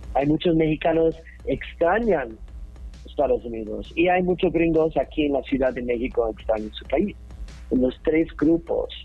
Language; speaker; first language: Spanish; non-native, learner; English